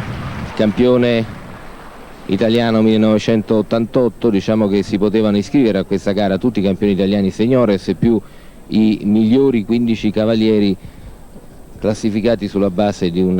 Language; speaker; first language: Italian; native; Italian